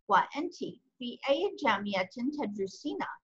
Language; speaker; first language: Arabic; non-native, fluent; English